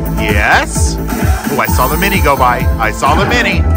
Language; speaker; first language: English; native; English